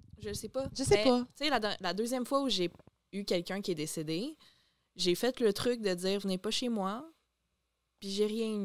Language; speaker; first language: French; native; French